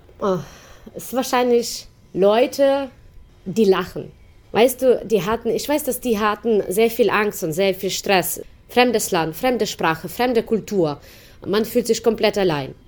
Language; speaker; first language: German; non-native, fluent; Ukrainian